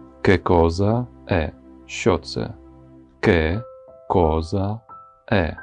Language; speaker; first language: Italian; non-native, fluent; Ukrainian